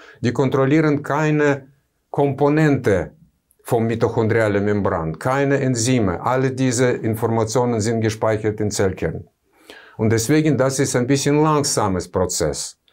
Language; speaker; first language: German; non-native, fluent; Russian